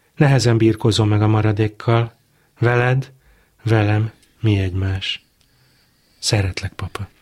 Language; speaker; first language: Hungarian; native; Hungarian